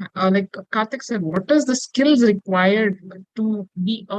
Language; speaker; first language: English; non-native, local second language; Kannada